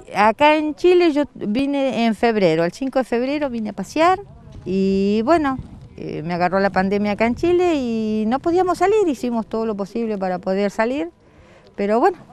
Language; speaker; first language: Spanish; native; Spanish